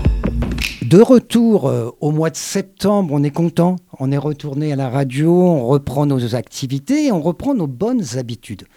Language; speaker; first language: French; native; French